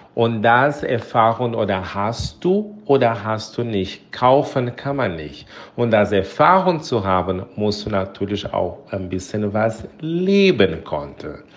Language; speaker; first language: German; non-native, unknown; Portuguese